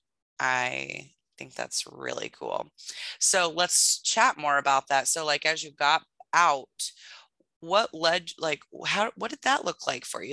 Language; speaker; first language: English; native; English